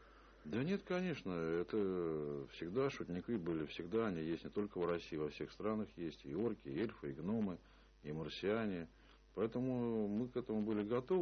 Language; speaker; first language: Russian; native; Russian